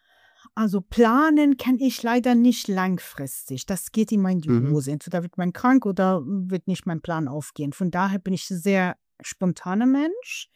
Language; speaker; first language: German; non-native, fluent; Persian